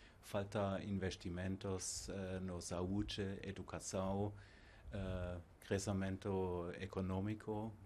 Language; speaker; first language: Portuguese; non-native, fluent; German